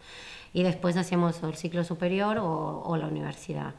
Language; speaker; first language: Spanish; native; Spanish